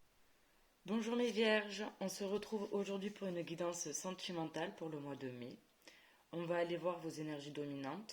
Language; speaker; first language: French; native; French